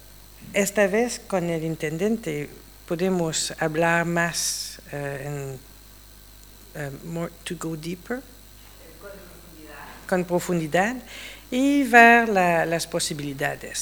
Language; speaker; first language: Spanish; non-native, fluent; English